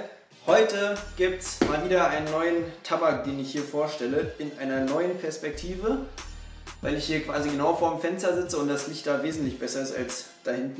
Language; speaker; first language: German; native; German